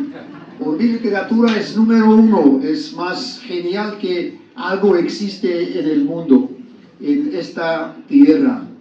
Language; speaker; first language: Spanish; non-native, learner; Georgian